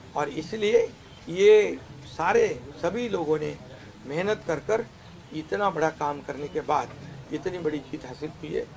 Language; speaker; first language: Hindi; non-native, local second language; Marathi